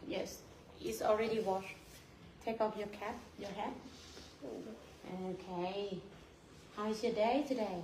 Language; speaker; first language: English; non-native, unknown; Thai